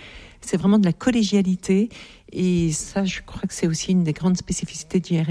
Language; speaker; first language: French; native; French